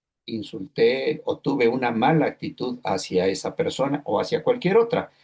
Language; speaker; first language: Spanish; native; Spanish